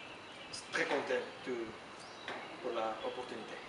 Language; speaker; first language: French; non-native, learner; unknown